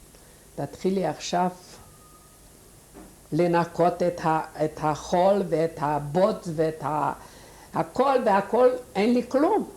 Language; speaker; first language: Hebrew; non-native, fluent; Yiddish